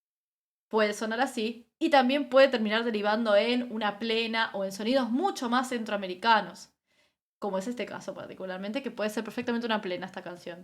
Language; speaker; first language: Spanish; native; Spanish